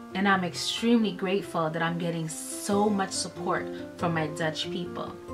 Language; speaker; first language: English; early bilingual, other home language; Dutch